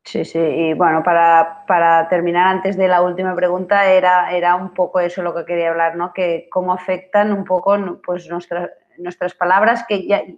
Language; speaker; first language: Spanish; non-native, local second language; Catalan